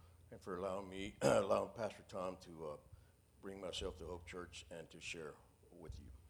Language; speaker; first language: English; native; English